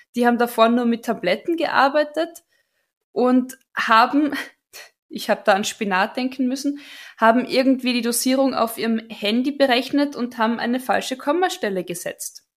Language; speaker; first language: German; native; German